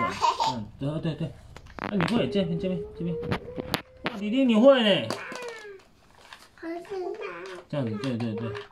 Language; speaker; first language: Chinese; native; Chinese